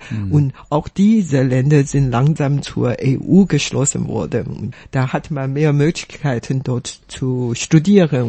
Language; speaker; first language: German; non-native, fluent; Chinese